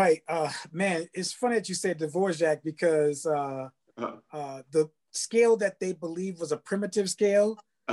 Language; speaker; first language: English; native; English